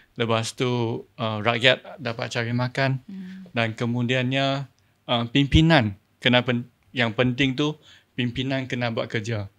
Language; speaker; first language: Malay; non-native, local second language; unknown